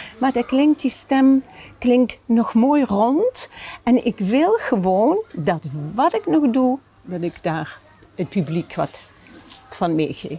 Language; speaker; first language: Dutch; native; Dutch